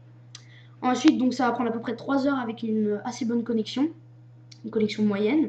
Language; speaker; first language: French; native; French